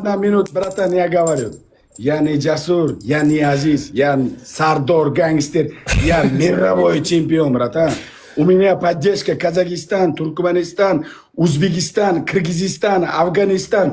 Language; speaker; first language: Russian; non-native, local second language; Uzbek